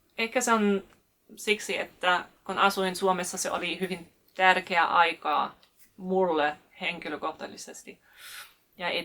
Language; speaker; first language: Finnish; non-native, fluent; German